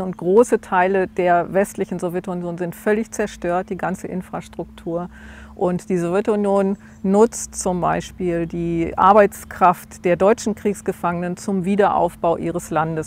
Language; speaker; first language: German; native; German